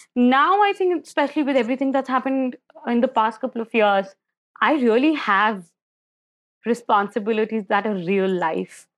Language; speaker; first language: English; non-native, local second language; Hindi